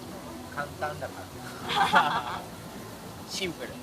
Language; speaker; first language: Japanese; native; Japanese